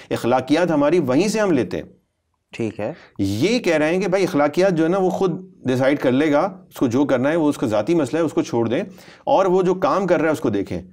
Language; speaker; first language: Urdu; native; Urdu